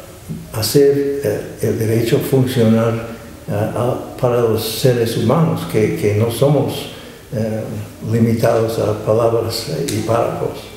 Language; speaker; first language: Spanish; non-native, fluent; English